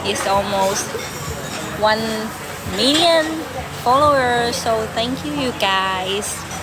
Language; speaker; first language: English; non-native, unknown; Thai